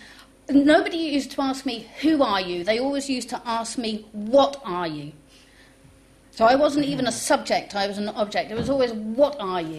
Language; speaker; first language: English; non-native, local second language; French